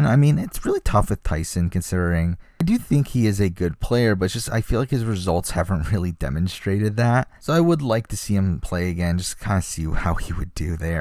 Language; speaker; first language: English; native; English